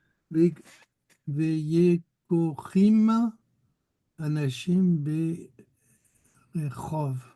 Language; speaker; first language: Hebrew; non-native, learner; French